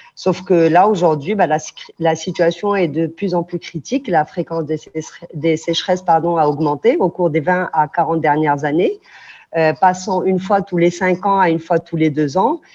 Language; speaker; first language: French; non-native, local second language; Arabic